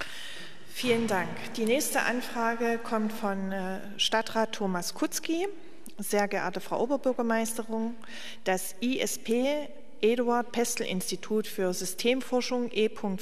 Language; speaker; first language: German; native; German